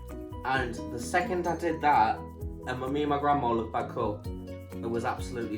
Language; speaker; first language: English; native; English